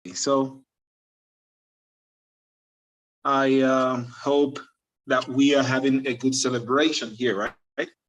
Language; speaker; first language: English; non-native, fluent; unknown